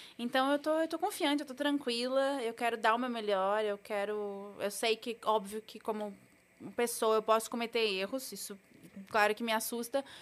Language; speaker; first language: Portuguese; native; Portuguese